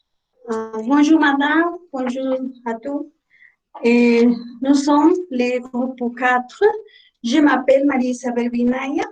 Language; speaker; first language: French; non-native, learner; Spanish